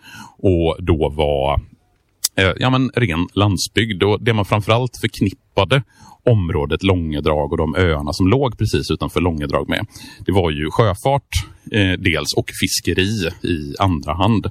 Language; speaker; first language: Swedish; native; Swedish